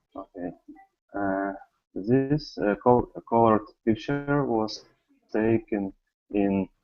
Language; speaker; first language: English; non-native, learner; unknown